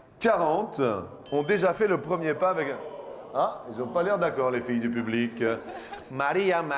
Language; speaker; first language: French; native; French